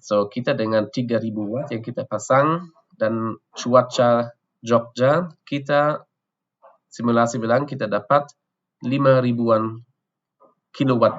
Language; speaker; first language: Indonesian; non-native, fluent; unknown